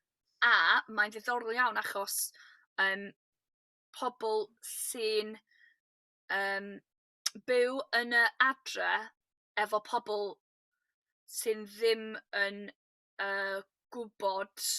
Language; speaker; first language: Welsh; non-native, learner; English